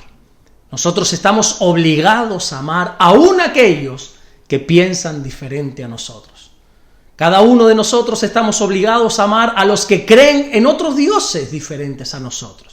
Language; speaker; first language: Spanish; native; Spanish